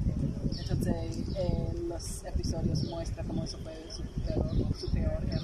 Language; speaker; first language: Spanish; non-native, fluent; English